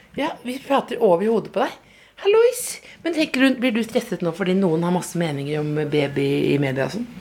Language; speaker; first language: Norwegian; native; Norwegian